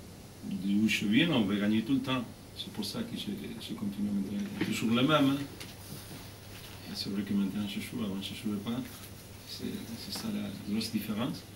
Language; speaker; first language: French; non-native, fluent; Spanish